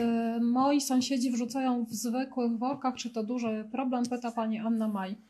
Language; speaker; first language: Polish; native; Polish